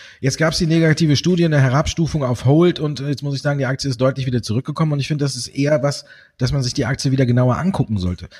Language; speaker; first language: German; native; German